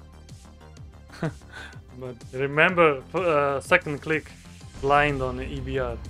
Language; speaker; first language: English; non-native, learner; Croatian